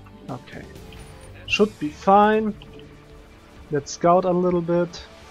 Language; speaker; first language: English; non-native, fluent; German